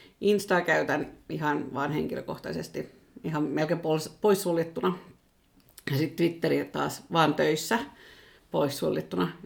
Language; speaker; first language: Finnish; non-native, local second language; Swedish